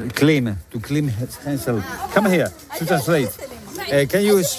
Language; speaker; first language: Spanish; native; Spanish